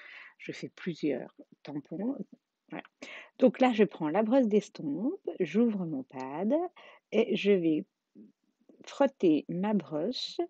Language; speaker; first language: French; native; French